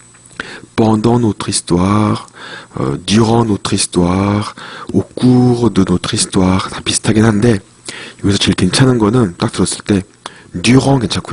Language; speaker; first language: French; non-native, fluent; Korean